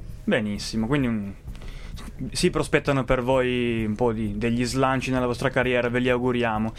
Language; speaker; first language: Italian; native; Italian